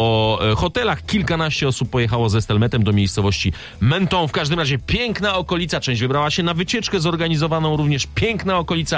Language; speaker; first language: Polish; native; Polish